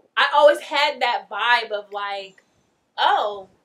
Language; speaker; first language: English; native; English